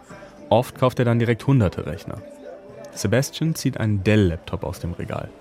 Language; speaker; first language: German; native; German